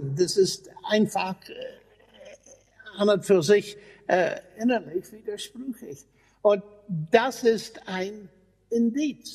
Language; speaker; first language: German; non-native, fluent; English